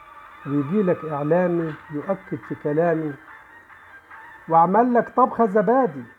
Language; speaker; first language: Arabic; native; Arabic